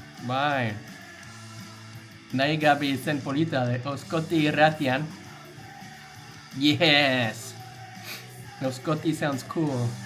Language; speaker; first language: Basque; non-native, learner; English